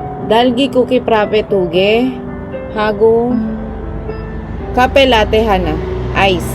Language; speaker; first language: Korean; non-native, learner; Filipino